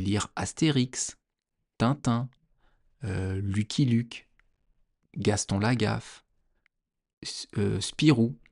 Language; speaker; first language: French; native; French